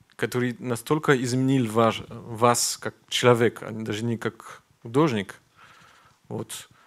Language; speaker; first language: Russian; non-native, learner; French